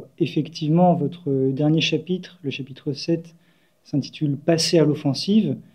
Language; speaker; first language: French; native; French